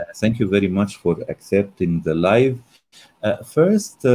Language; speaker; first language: English; non-native, fluent; Arabic